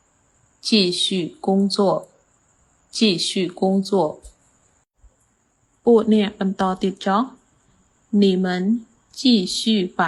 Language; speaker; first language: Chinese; non-native, fluent; Khmer